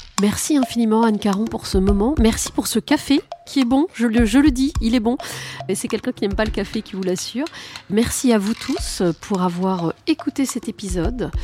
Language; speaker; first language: French; native; French